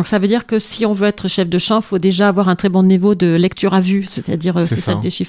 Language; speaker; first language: French; native; French